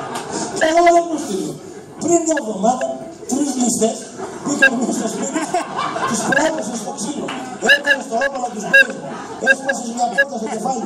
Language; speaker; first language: Greek; native; Greek